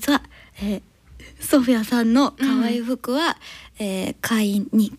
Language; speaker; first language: Japanese; non-native, learner; English